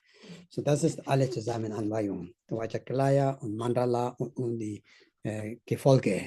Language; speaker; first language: German; non-native, learner; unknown